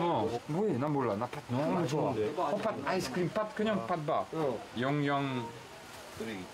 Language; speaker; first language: Korean; non-native, learner; French